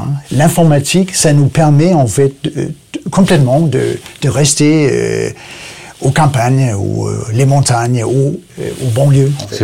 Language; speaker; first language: French; non-native, learner; Danish